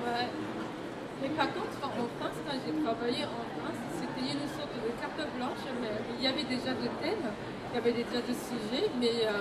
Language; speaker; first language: French; non-native, fluent; Japanese